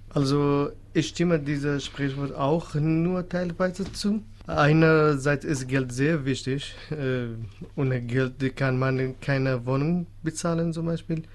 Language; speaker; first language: German; non-native, fluent; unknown